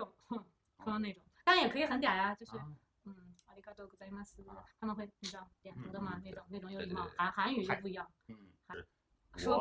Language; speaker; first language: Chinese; native; Chinese